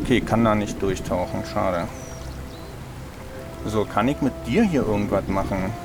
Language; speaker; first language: German; native; German